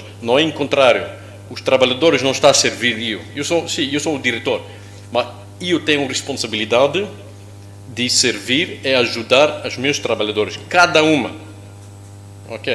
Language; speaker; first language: Portuguese; non-native, learner; English